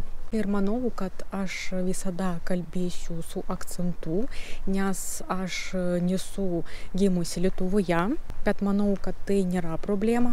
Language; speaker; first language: Lithuanian; non-native, learner; Russian